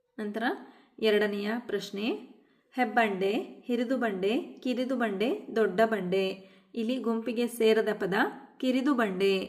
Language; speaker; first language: Kannada; native; Kannada